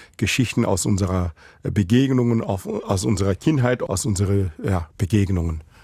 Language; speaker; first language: German; non-native, fluent; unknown